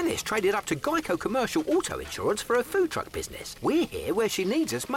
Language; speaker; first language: English; native; English